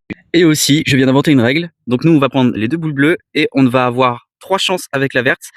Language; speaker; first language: French; native; French